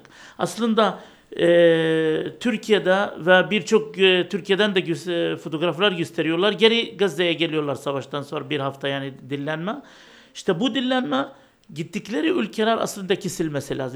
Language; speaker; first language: Turkish; non-native, learner; Arabic